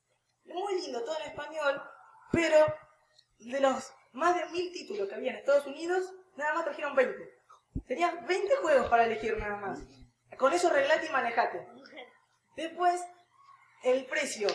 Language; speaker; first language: Spanish; native; Spanish